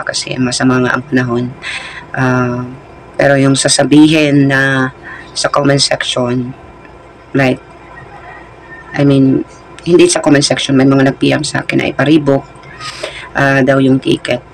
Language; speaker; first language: Filipino; native; Filipino